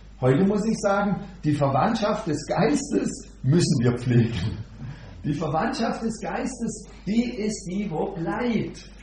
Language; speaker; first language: German; native; German